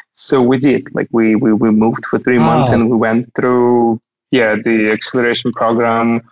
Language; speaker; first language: English; non-native, fluent; Russian